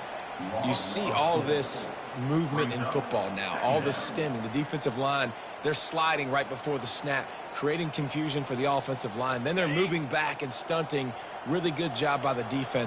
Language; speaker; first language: English; native; English